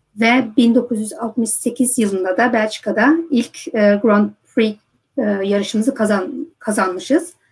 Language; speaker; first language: Turkish; early bilingual, heritage; Turkish